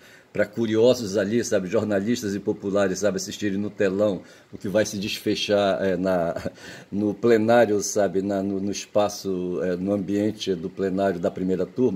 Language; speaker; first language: Portuguese; native; Portuguese